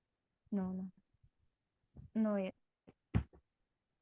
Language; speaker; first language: English; non-native, learner; Indonesian